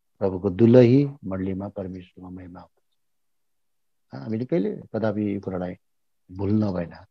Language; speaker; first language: Nepali; native; Nepali